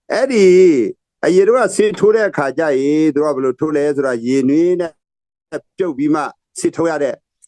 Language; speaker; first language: Burmese; non-native, local second language; S'gaw Karen